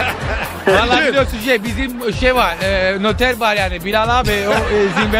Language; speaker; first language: Turkish; non-native, learner; Italian